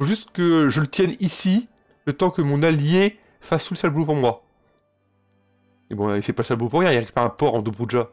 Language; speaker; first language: French; native; French